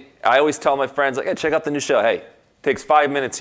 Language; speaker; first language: English; native; English